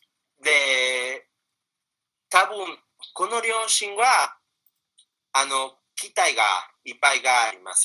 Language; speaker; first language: Japanese; non-native, fluent; Spanish